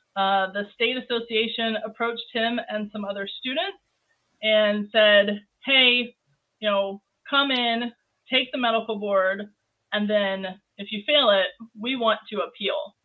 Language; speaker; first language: English; native; English